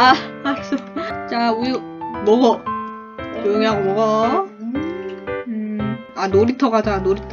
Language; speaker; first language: Korean; native; Korean